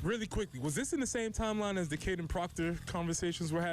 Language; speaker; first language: English; native; English